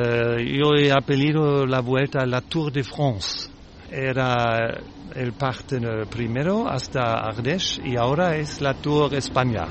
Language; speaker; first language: Spanish; non-native, learner; German